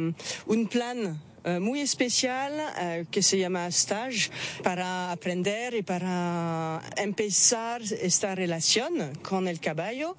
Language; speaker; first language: Spanish; non-native, fluent; French